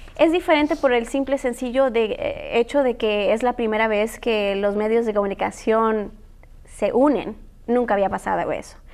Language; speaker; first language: Spanish; native; Spanish